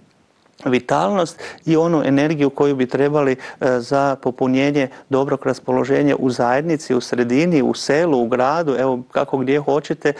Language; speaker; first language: Croatian; native; Croatian